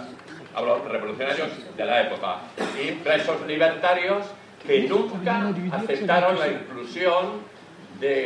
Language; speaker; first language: Spanish; native; Spanish